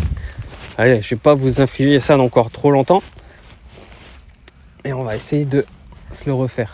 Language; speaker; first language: French; native; French